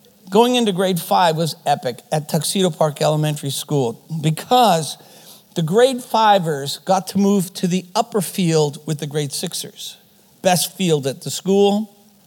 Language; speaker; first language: English; non-native, fluent; German